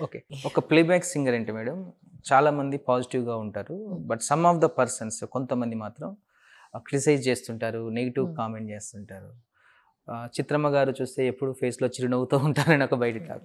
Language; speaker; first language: Telugu; native; Telugu